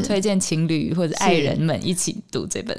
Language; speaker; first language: Chinese; native; Chinese